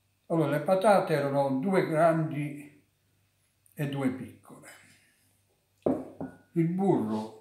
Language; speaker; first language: Italian; native; Italian